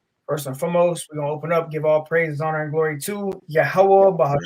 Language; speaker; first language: English; native; English